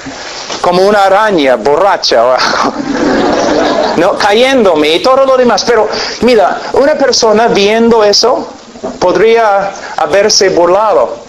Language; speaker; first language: Spanish; non-native, fluent; English